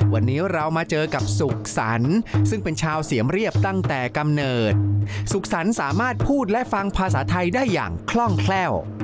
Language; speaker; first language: Thai; native; Thai